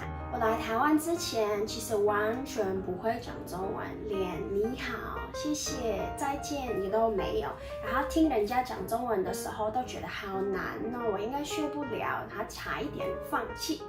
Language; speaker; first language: Chinese; non-native, fluent; Mongolian